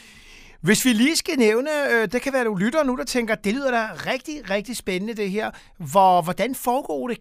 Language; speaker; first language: Danish; native; Danish